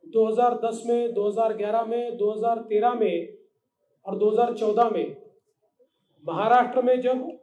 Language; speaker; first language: Hindi; non-native, local second language; Marathi